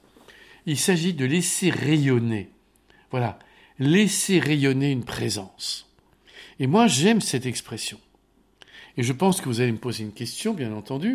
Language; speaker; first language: French; native; French